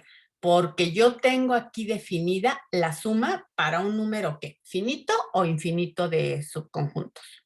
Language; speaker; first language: Spanish; native; Spanish